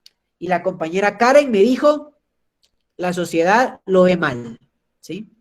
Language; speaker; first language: Spanish; native; Spanish